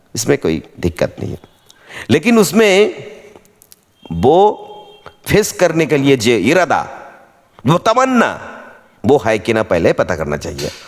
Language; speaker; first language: Hindi; non-native, local second language; Bangla